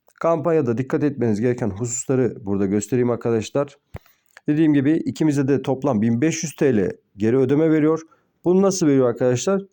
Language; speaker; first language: Turkish; native; Turkish